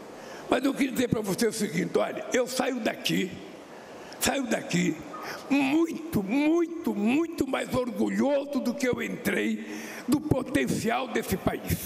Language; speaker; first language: Portuguese; native; Portuguese